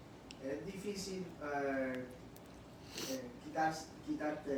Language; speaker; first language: Spanish; early bilingual, heritage; Spanish